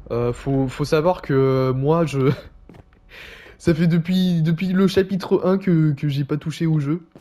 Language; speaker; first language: French; native; French